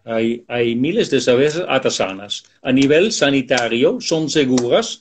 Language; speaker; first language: Spanish; non-native, fluent; Dutch